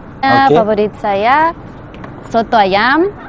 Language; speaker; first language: Indonesian; non-native, learner; Spanish